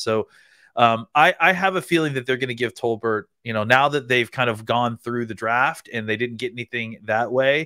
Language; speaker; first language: English; native; English